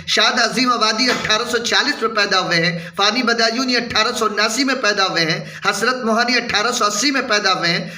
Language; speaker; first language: Urdu; native; Urdu